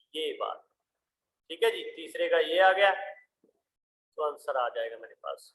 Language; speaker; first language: Hindi; non-native, local second language; Punjabi